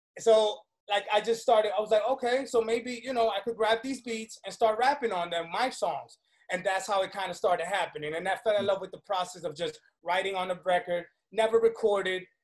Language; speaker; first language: English; early bilingual, other home language; Spanish